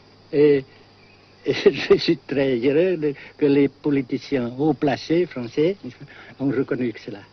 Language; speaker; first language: French; non-native, local second language; Vietnamese